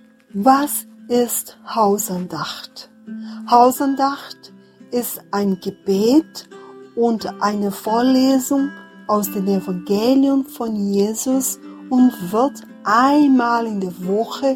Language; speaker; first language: German; non-native, fluent; Portuguese